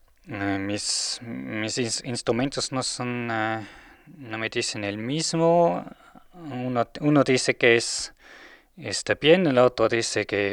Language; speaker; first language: Spanish; non-native, learner; Swiss German